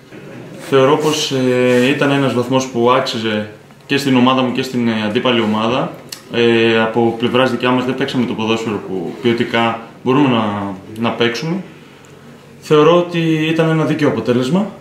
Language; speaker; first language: Greek; native; Greek